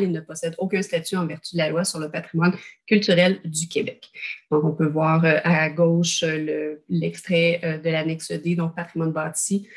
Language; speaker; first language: French; native; French